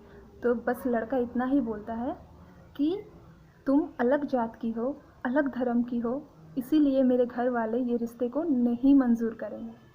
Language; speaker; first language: Hindi; non-native, local second language; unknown